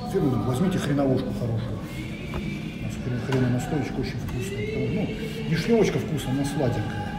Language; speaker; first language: Russian; native; Russian